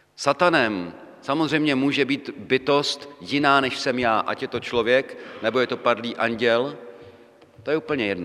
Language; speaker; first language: Czech; native; Czech